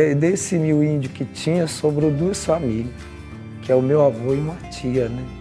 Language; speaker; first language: Portuguese; non-native, local second language; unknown